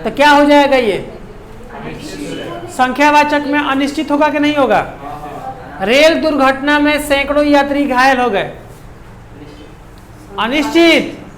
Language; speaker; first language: Hindi; non-native, local second language; Bhojpuri